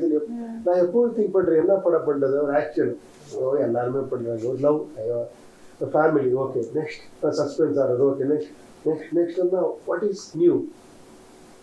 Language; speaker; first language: Tamil; non-native, learner; Kannada